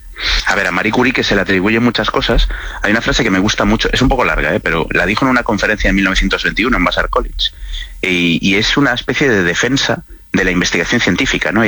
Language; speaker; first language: Spanish; native; Spanish